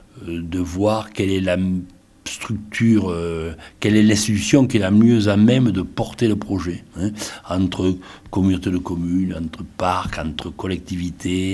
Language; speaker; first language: French; native; French